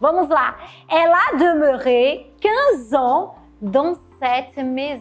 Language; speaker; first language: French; non-native, fluent; Portuguese